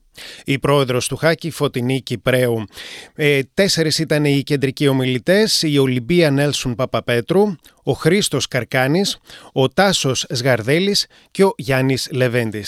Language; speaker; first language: Greek; native; Greek